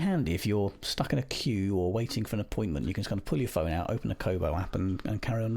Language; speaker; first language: English; native; English